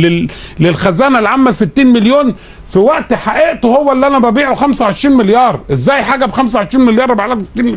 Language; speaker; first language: Arabic; native; Arabic